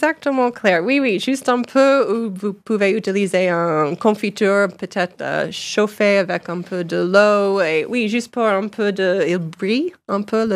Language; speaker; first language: French; non-native, learner; English